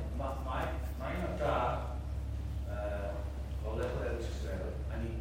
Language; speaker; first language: Hebrew; non-native, learner; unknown